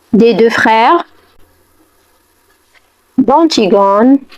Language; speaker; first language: French; non-native, fluent; Arabic